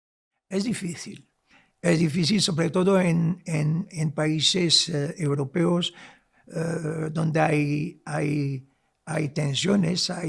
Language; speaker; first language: Spanish; non-native, local second language; Arabic